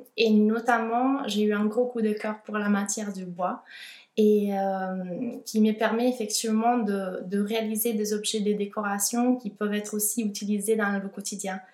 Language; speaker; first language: French; non-native, fluent; Italian